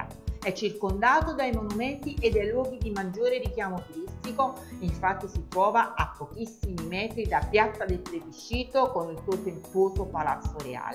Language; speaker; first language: Italian; native; Italian